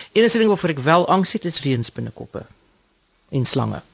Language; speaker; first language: Afrikaans; native; Afrikaans